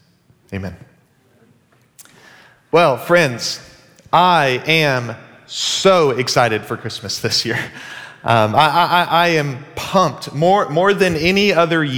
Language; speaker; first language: English; native; English